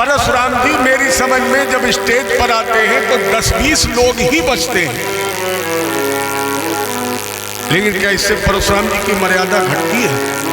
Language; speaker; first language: Hindi; native; Hindi